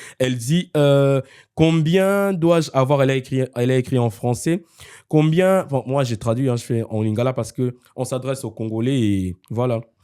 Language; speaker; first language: French; non-native, local second language; Lingala